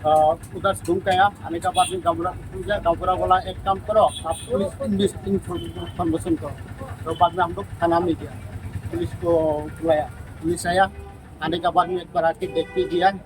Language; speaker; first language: Hindi; non-native, local second language; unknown